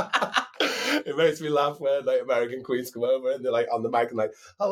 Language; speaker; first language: English; native; English